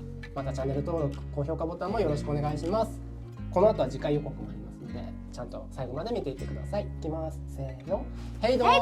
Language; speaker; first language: Japanese; native; Japanese